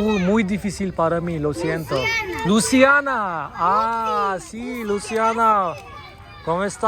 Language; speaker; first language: Spanish; non-native, learner; Turkish